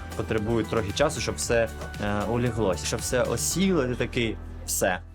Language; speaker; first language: Ukrainian; non-native, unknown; Russian